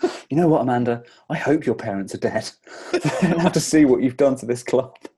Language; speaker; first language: English; native; English